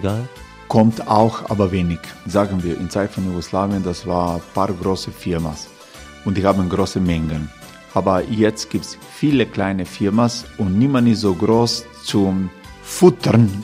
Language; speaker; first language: German; non-native, fluent; Croatian